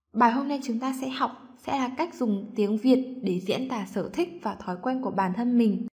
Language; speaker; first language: Vietnamese; native; Vietnamese